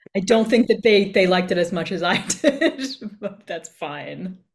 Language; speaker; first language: English; native; English